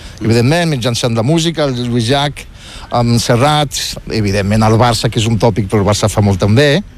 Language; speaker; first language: Catalan; non-native, fluent; Riffian